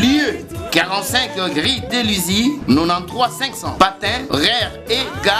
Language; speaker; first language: French; non-native, local second language; Lingala